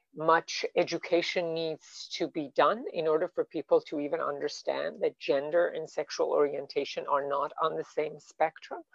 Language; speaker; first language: English; non-native, fluent; Persian